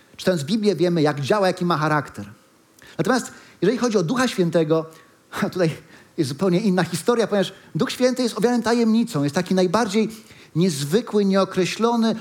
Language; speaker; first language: Polish; native; Polish